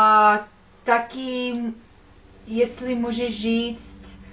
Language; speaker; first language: Czech; non-native, learner; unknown